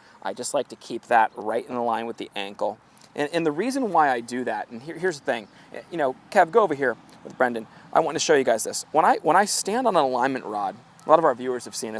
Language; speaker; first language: English; native; English